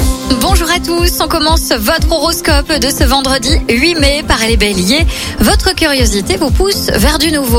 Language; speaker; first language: French; native; French